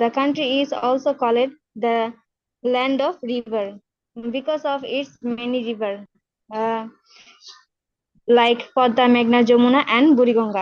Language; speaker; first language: English; non-native, learner; Bangla